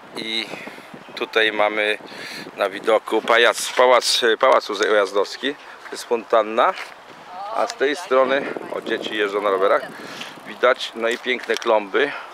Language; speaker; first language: Polish; native; Polish